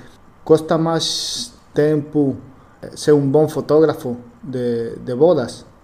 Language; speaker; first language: Portuguese; non-native, learner; Spanish